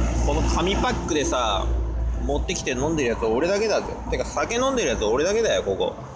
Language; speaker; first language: Japanese; native; Japanese